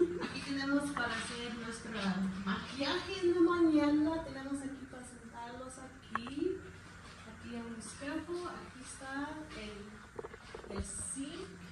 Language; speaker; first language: Spanish; early bilingual, heritage; Spanish